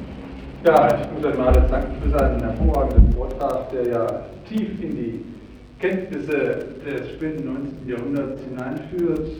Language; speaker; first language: German; native; German